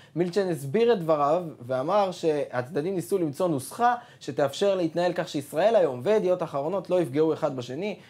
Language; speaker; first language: Hebrew; native; Hebrew